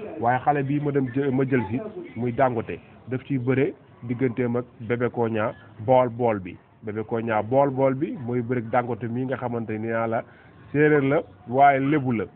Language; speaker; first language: Wolof; native; Wolof